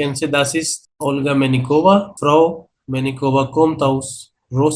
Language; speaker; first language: German; non-native, learner; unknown